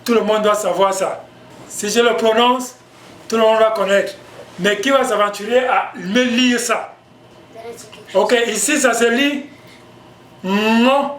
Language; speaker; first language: French; non-native, local second language; Basaa